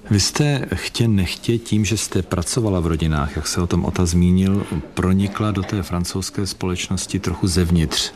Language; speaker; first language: Czech; native; Czech